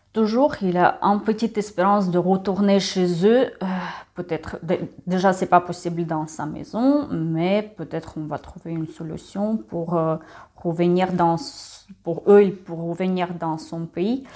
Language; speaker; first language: French; non-native, learner; Ukrainian